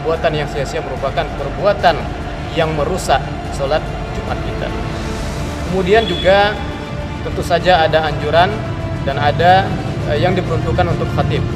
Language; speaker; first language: Indonesian; native; Indonesian